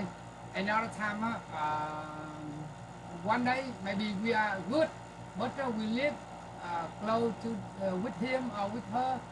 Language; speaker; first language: English; non-native, learner; Vietnamese